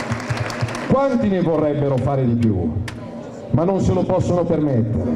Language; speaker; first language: Italian; native; Italian